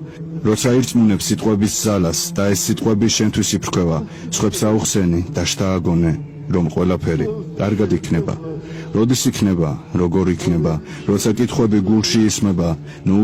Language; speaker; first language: Georgian; native; Georgian